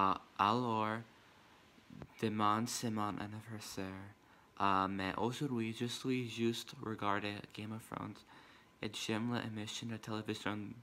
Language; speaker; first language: French; non-native, learner; English